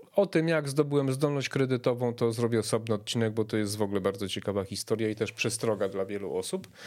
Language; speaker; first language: Polish; native; Polish